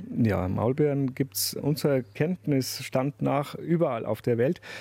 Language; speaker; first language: German; native; German